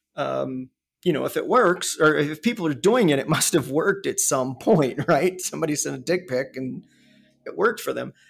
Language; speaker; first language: English; native; English